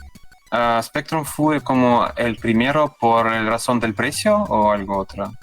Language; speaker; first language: Spanish; non-native, learner; Russian